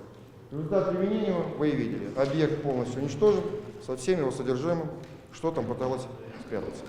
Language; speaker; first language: Russian; native; Russian